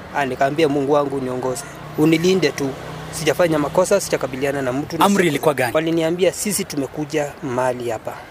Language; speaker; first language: Swahili; non-native, local second language; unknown